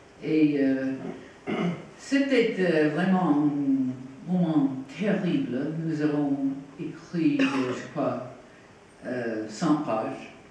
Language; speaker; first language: French; non-native, fluent; English